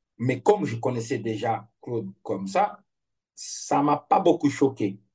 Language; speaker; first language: French; non-native, fluent; Portuguese